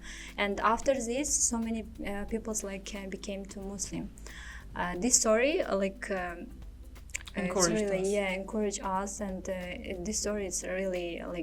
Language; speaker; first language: English; non-native, learner; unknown